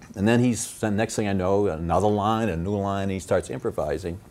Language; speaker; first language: English; native; English